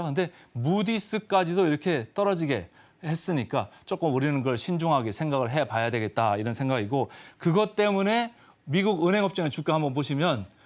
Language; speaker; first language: Korean; native; Korean